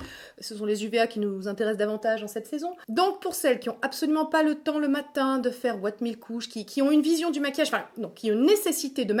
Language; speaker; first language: French; native; French